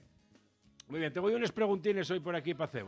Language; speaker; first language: Spanish; native; Spanish